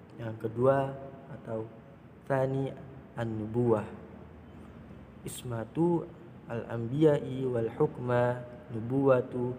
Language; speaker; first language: Arabic; non-native, learner; Indonesian